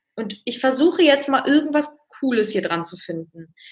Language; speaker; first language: German; early bilingual, other home language; Russian